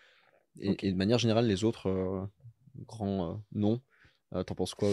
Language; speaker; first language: French; native; French